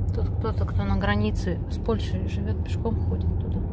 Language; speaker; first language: Russian; native; Russian